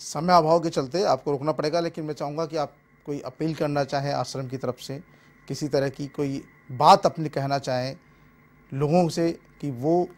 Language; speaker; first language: Hindi; native; Hindi